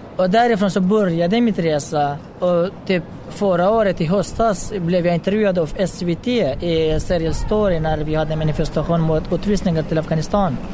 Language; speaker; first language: Swedish; non-native, fluent; Pashto